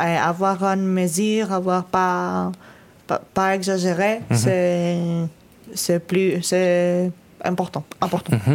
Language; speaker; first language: French; non-native, learner; Greek